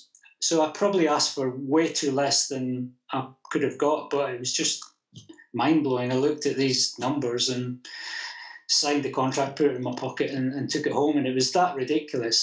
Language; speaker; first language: English; native; English